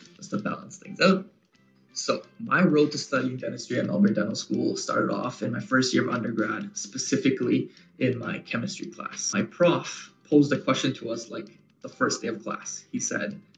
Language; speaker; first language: English; native; English